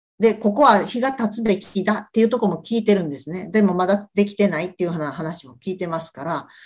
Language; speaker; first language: Japanese; native; Japanese